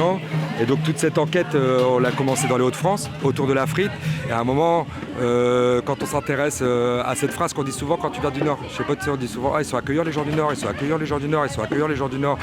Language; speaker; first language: French; native; French